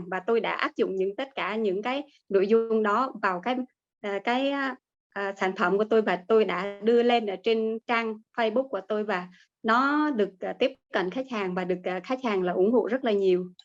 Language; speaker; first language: Vietnamese; native; Vietnamese